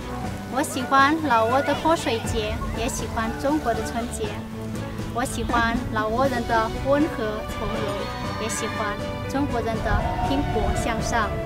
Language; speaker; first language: Chinese; non-native, fluent; Lao